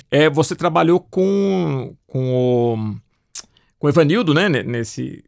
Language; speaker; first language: Portuguese; native; Portuguese